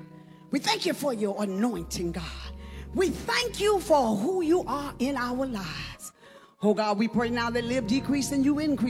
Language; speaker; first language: English; native; English